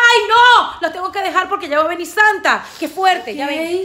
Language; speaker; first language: Spanish; native; Spanish